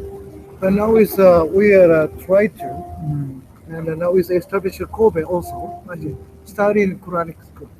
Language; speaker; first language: English; non-native, learner; Japanese